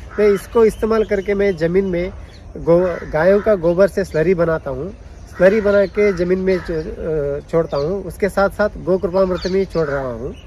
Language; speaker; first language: Hindi; non-native, local second language; Kannada